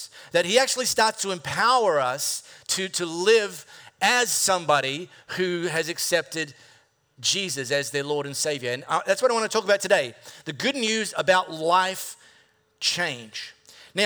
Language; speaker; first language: English; native; English